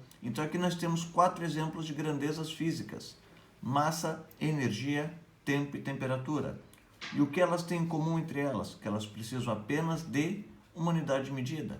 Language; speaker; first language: Portuguese; native; Portuguese